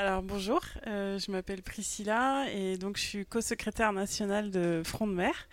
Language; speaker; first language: French; native; French